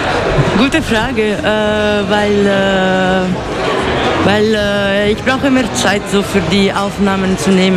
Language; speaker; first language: German; non-native, local second language; Italian